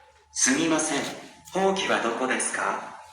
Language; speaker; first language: Japanese; non-native, learner; Indonesian